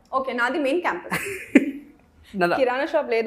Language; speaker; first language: Telugu; non-native, fluent; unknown